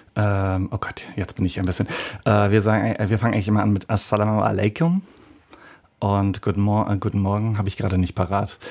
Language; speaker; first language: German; native; German